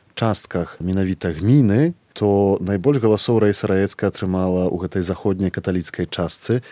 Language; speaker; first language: Belarusian; native; Belarusian